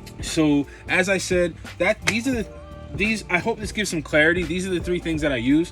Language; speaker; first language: English; native; English